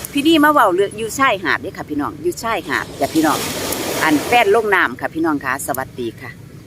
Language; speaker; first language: Thai; non-native, local second language; Northeastern Thai